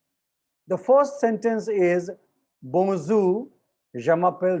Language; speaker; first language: French; non-native, learner; Hindi